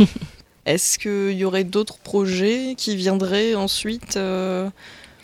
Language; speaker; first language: French; native; French